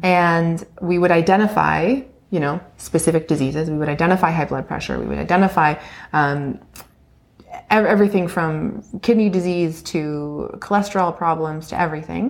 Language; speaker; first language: English; native; English